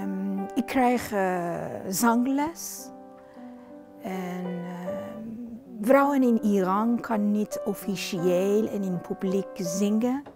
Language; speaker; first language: Dutch; non-native, learner; Persian